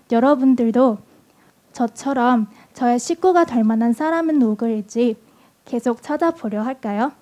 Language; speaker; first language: Korean; non-native, fluent; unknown